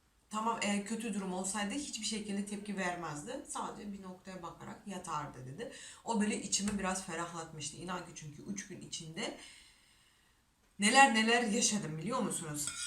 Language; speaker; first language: Turkish; non-native, fluent; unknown